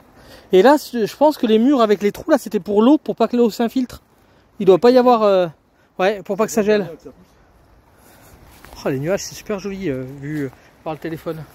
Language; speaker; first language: French; native; French